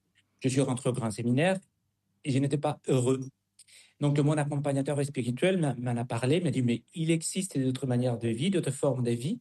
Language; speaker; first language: French; non-native, fluent; Spanish